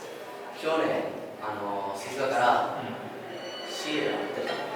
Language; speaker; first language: Japanese; non-native, learner; Spanish